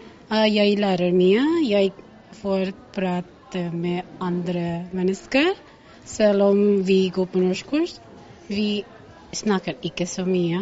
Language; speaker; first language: Norwegian; non-native, learner; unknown